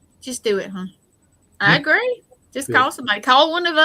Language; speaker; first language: English; native; English